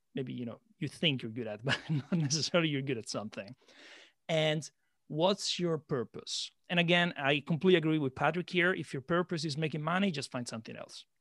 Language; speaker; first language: English; non-native, fluent; Italian